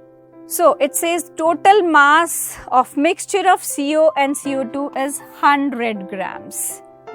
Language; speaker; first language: English; non-native, local second language; Hindi